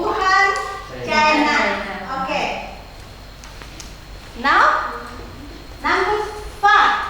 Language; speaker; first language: English; non-native, learner; Indonesian